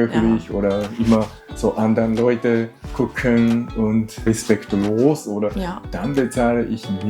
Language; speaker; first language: German; non-native, learner; Japanese